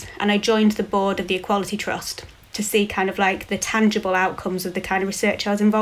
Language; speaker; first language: English; native; English